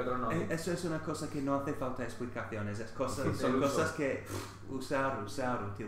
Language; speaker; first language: Spanish; non-native, fluent; English